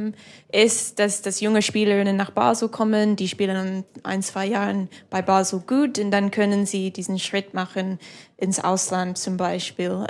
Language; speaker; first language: German; non-native, fluent; English